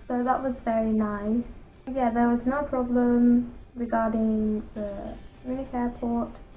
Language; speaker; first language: English; non-native, fluent; Japanese